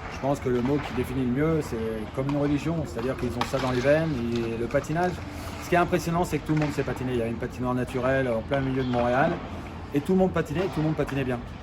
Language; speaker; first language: French; native; French